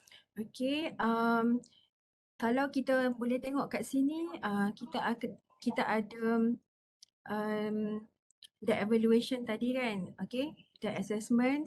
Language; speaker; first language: Malay; native; Malay